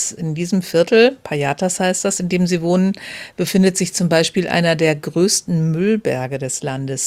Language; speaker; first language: German; native; German